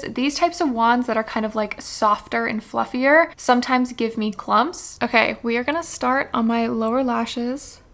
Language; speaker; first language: English; native; English